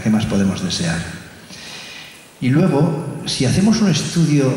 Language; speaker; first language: Spanish; native; Spanish